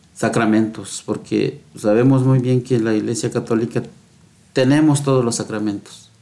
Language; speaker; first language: Spanish; native; Spanish